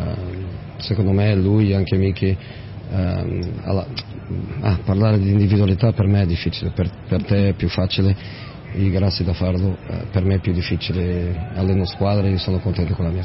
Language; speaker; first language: Italian; non-native, fluent; Portuguese